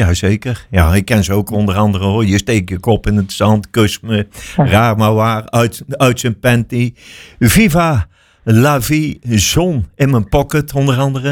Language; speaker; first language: Dutch; native; Dutch